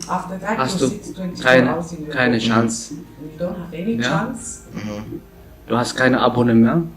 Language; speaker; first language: German; non-native, learner; Tigrinya